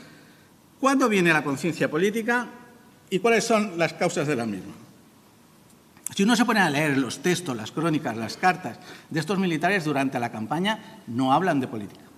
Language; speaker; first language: Spanish; native; Spanish